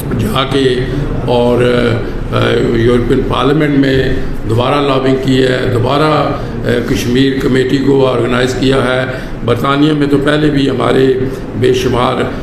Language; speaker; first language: Urdu; non-native, local second language; Pahari-Potwari